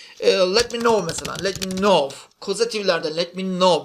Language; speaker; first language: English; non-native, fluent; Turkish